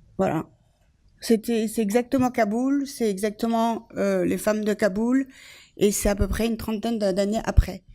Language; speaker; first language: French; early bilingual, other home language; Persian